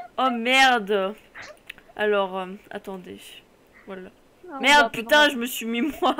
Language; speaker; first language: French; native; French